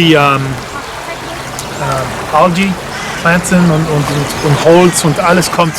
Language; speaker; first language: German; non-native, learner; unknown